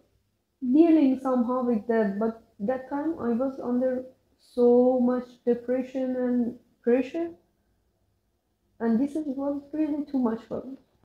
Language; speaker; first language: English; non-native, learner; Persian